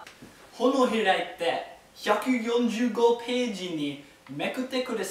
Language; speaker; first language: Japanese; non-native, learner; English